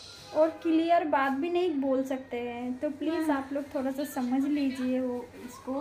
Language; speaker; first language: Hindi; non-native, local second language; Bangla